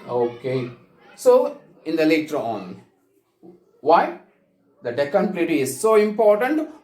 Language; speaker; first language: English; non-native, local second language; Kannada